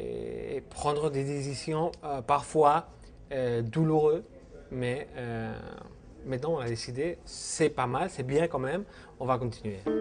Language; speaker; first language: French; non-native, fluent; Spanish